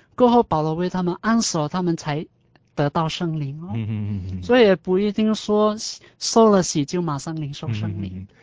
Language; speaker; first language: Chinese; non-native, local second language; Hakka Chinese